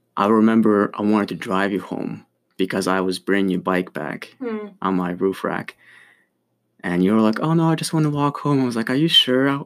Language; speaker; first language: English; early bilingual, other home language; Ukrainian